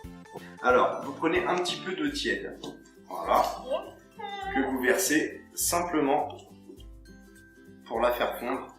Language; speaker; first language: French; native; French